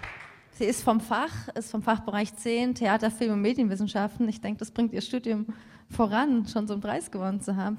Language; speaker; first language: German; native; German